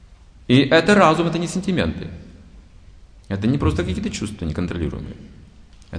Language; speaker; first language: Russian; native; Russian